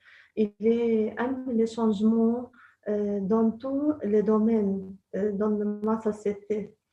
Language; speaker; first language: French; non-native, local second language; Arabic